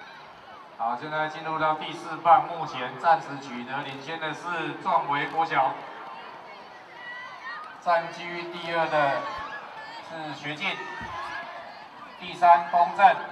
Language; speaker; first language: Chinese; native; Chinese